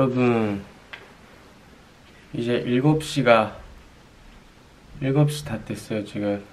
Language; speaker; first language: Korean; non-native, fluent; Japanese